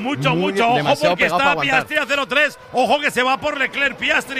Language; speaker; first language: Spanish; native; Spanish